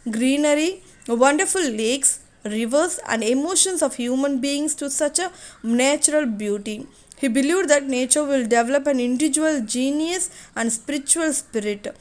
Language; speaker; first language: English; non-native, local second language; Tamil